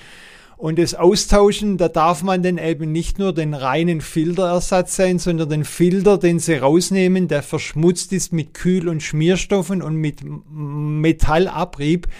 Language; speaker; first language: German; native; German